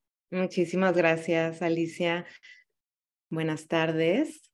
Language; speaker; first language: Spanish; early bilingual, heritage; Spanish